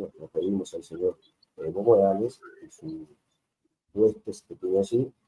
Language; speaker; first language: Spanish; native; Spanish